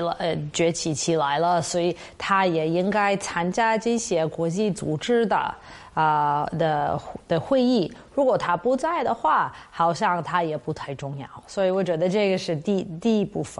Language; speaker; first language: Chinese; non-native, fluent; English